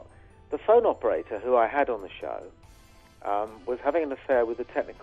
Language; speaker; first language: English; native; English